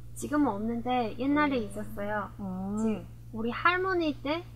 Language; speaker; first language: Korean; early bilingual, heritage; Korean